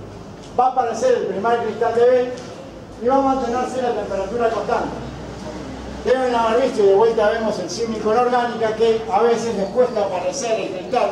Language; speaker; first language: Spanish; native; Spanish